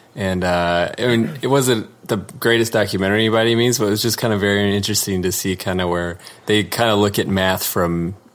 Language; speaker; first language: English; native; English